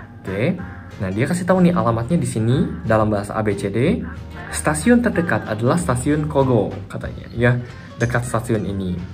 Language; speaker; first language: Indonesian; native; Indonesian